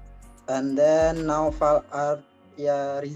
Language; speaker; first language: English; non-native, learner; Indonesian